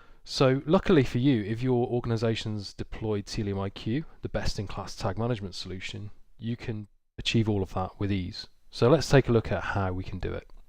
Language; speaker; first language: English; native; English